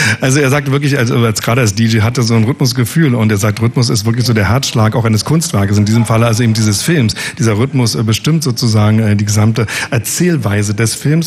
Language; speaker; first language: German; native; German